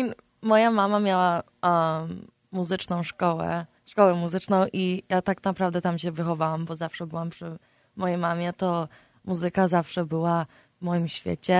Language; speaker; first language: Polish; early bilingual, heritage; Polish